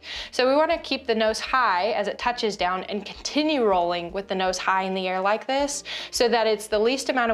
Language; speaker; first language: English; native; English